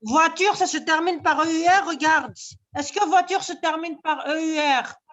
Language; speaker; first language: French; non-native, local second language; Arabic